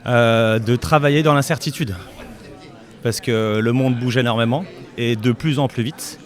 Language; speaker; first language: French; native; French